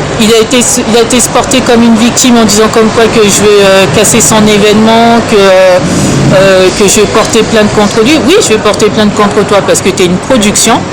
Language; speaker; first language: French; early bilingual, other home language; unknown